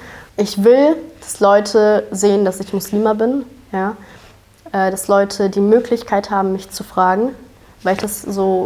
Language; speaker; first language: German; early bilingual, other home language; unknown